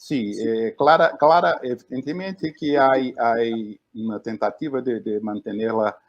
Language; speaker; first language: Spanish; non-native, learner; Portuguese